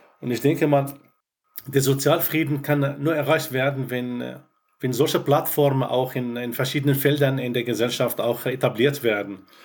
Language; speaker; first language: German; non-native, fluent; Arabic